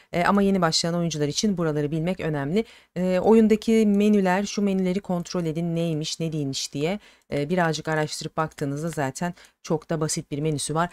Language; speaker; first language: Turkish; native; Turkish